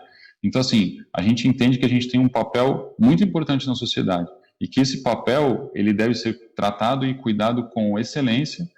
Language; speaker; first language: Portuguese; native; Portuguese